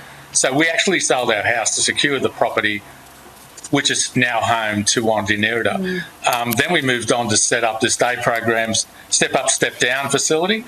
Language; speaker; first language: English; native; English